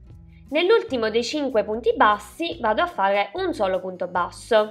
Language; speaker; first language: Italian; native; Italian